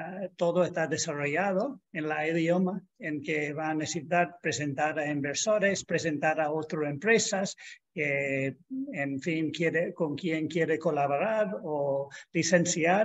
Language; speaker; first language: Spanish; non-native, fluent; English